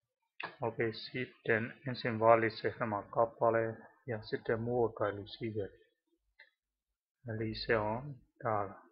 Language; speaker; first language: Finnish; non-native, learner; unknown